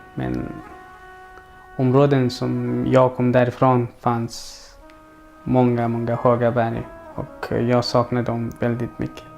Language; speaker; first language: Swedish; non-native, learner; Persian